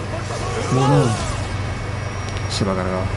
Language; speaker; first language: Spanish; native; Spanish